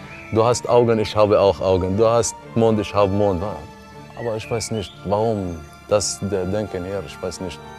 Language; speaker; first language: German; non-native, learner; Arabic